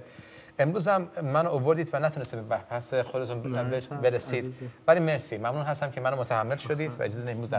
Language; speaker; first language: Persian; native; Persian